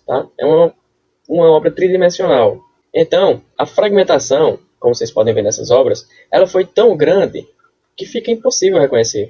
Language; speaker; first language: Portuguese; native; Portuguese